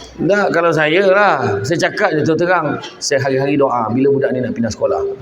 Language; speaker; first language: Malay; native; Malay